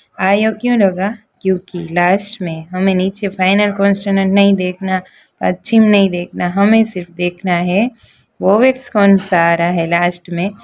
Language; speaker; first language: Hindi; native; Hindi